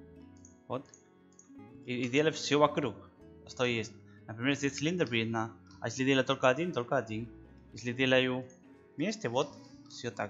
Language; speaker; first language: Russian; non-native, learner; Spanish